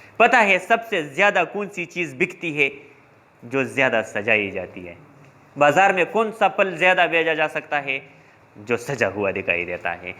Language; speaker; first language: Urdu; non-native, local second language; Pashto